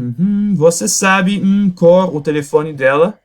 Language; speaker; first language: Portuguese; non-native, fluent; French